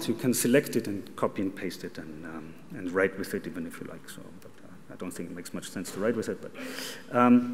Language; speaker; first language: English; non-native, fluent; German